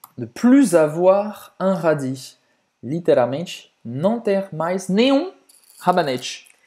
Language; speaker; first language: Portuguese; non-native, fluent; French